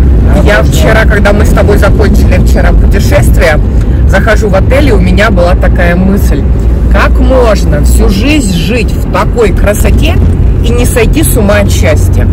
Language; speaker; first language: Russian; native; Russian